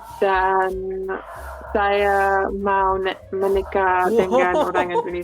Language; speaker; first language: Indonesian; non-native, learner; English